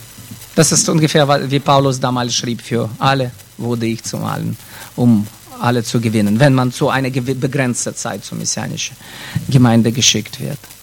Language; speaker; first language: German; non-native, fluent; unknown